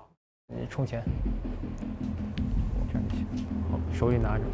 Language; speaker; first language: Chinese; native; Chinese